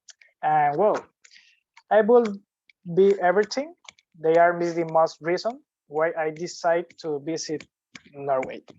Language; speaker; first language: English; non-native, learner; Spanish